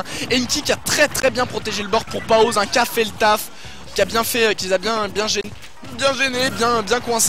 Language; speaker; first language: French; native; French